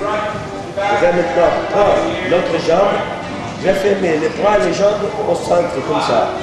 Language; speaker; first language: French; non-native, learner; Portuguese